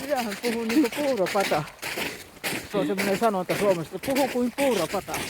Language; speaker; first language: Finnish; native; Finnish